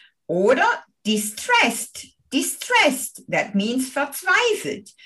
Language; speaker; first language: English; non-native, fluent; German